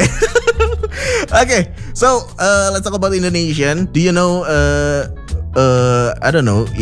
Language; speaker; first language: English; non-native, fluent; Indonesian